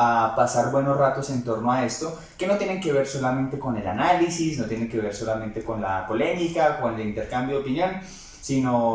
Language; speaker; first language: Spanish; native; Spanish